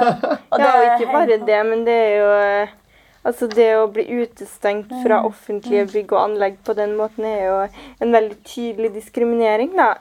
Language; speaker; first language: Norwegian; native; Norwegian